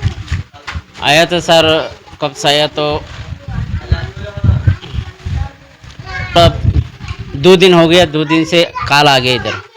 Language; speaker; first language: Hindi; non-native, learner; Rohingya